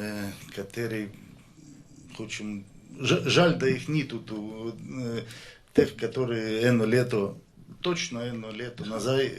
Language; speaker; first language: Slovenian; non-native, learner; Russian